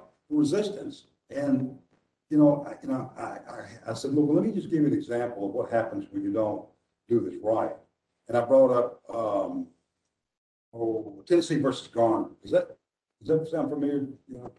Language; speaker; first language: English; native; English